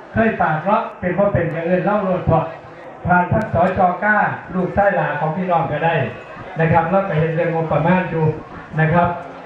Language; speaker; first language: Thai; native; Thai